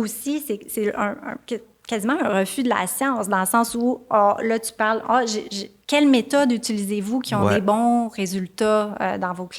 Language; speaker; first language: French; native; French